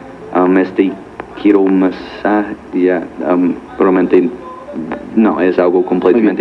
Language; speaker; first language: Spanish; non-native, fluent; English